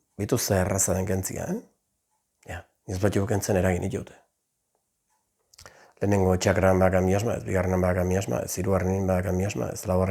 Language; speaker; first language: Basque; native; Basque